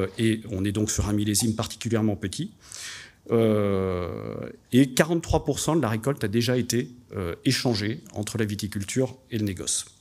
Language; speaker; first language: French; native; French